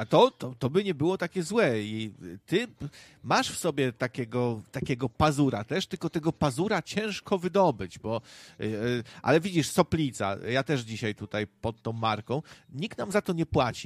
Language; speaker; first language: Polish; native; Polish